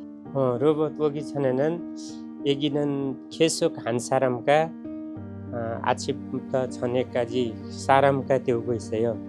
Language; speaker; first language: Korean; non-native, learner; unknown